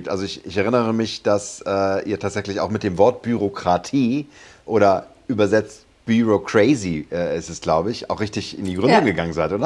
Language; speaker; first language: German; native; German